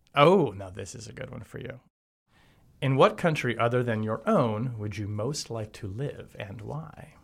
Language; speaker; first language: English; native; English